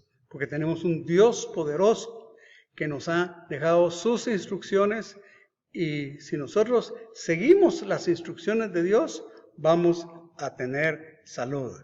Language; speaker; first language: Spanish; native; Spanish